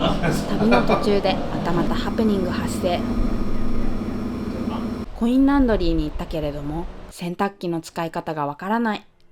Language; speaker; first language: Japanese; native; Japanese